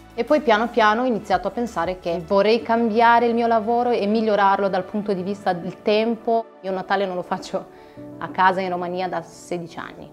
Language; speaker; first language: Italian; non-native, fluent; Romanian